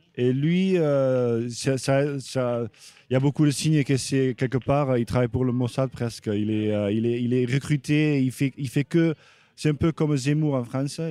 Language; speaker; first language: French; early bilingual, heritage; French